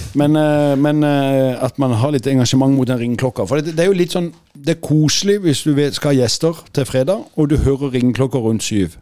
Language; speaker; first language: Norwegian; native; Norwegian